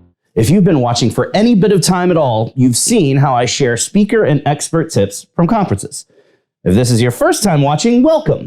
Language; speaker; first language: English; native; English